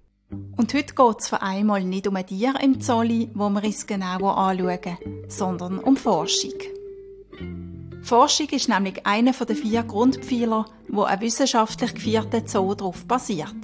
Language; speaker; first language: German; native; German